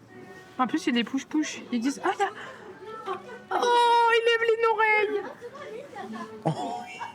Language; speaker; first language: French; native; French